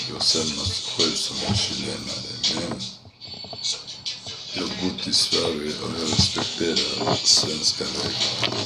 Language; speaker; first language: Swedish; non-native, fluent; Spanish